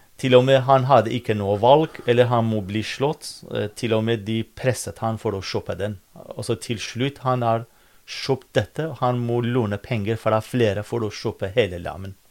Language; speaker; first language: Norwegian; non-native, fluent; Kurdish